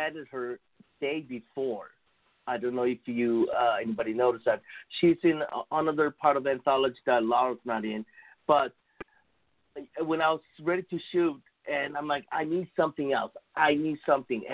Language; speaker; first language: English; non-native, fluent; Korean